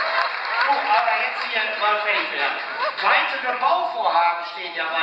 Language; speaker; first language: German; native; German